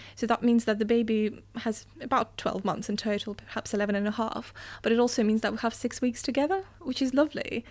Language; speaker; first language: English; non-native, fluent; Russian